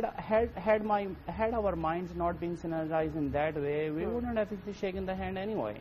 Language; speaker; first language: English; non-native, local second language; Urdu